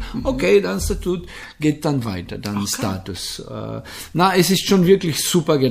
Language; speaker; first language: German; non-native, fluent; Slovenian